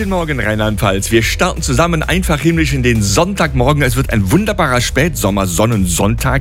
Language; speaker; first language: German; native; German